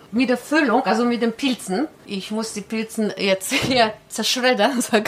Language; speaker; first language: German; non-native, learner; Polish